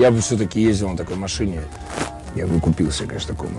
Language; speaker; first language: Russian; native; Russian